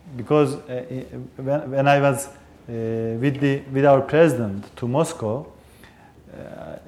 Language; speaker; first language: English; non-native, fluent; Turkish